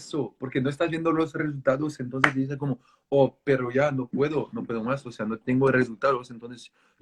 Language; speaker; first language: Spanish; non-native, fluent; French